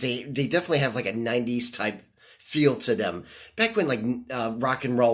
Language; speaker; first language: English; native; English